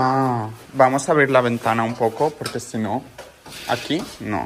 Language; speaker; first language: Spanish; native; Spanish